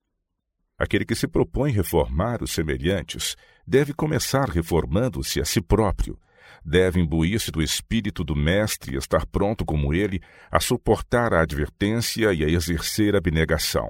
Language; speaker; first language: Portuguese; native; Portuguese